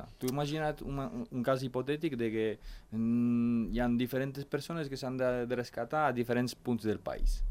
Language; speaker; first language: Catalan; non-native, fluent; Ukrainian